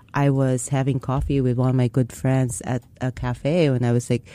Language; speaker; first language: English; non-native, local second language; Filipino